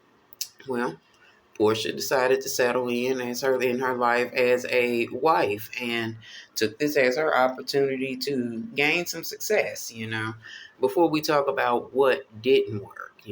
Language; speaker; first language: English; native; English